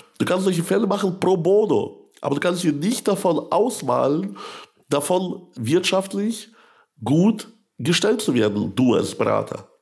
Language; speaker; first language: German; early bilingual, other home language; Russian